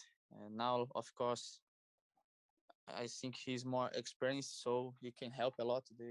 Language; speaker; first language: English; non-native, learner; Portuguese